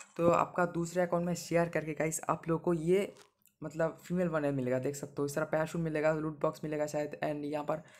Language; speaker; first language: Hindi; non-native, local second language; Bangla